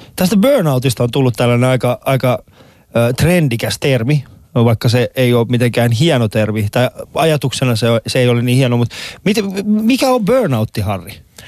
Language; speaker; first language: Finnish; early bilingual, other home language; Persian